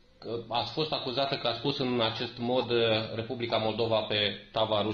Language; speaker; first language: Romanian; native; Romanian